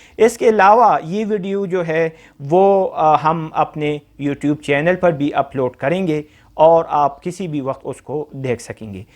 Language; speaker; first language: Urdu; non-native, local second language; Pashto